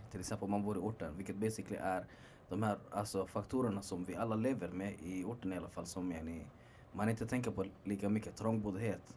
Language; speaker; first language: Swedish; early bilingual, other home language; Arabic